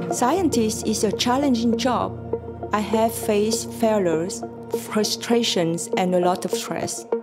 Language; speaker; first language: English; non-native, fluent; Vietnamese